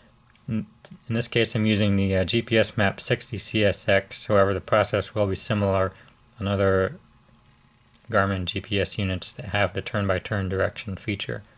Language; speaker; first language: English; native; English